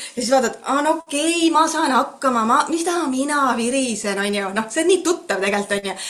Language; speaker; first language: Estonian; native; Estonian